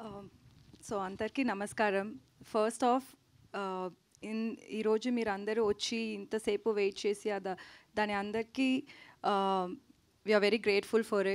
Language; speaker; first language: Telugu; non-native, learner; Tamil